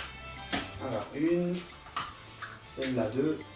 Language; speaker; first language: French; non-native, learner; Spanish